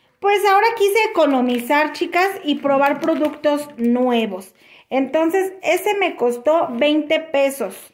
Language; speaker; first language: Spanish; native; Spanish